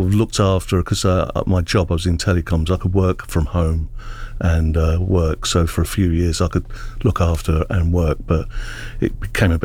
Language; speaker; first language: English; native; English